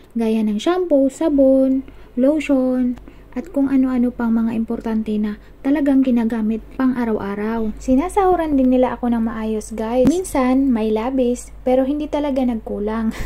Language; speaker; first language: Filipino; non-native, local second language; Cebuano